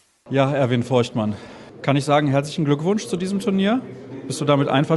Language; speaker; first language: German; native; German